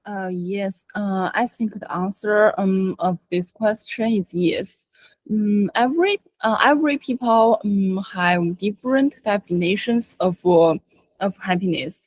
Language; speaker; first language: English; non-native, learner; Chinese